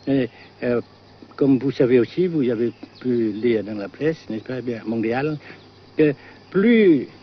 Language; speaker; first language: French; non-native, fluent; Vietnamese